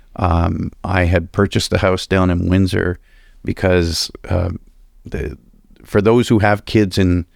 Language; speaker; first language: English; native; English